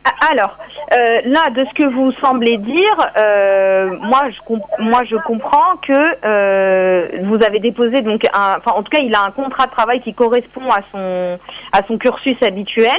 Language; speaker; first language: French; native; French